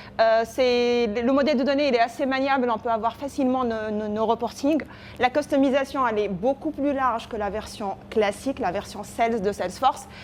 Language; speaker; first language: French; non-native, local second language; Arabic